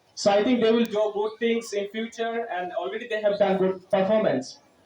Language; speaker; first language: English; non-native, local second language; Bangla